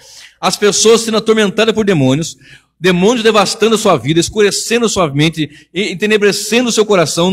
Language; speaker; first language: Portuguese; native; Portuguese